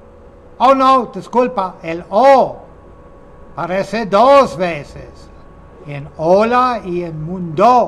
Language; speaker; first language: Spanish; non-native, fluent; English